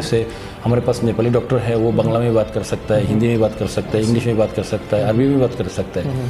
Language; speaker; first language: Hindi; non-native, fluent; Bangla